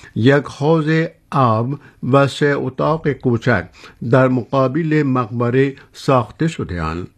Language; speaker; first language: Persian; non-native, fluent; Urdu